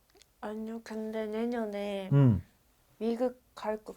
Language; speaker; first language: Korean; non-native, learner; Japanese